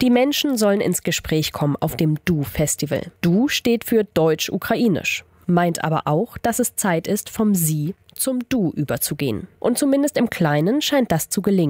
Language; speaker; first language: German; native; German